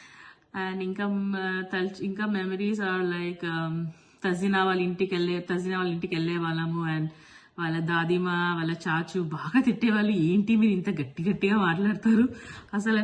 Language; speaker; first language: Telugu; native; Telugu